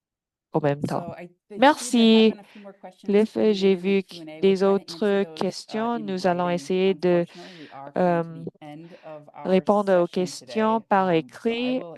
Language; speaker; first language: French; non-native, fluent; English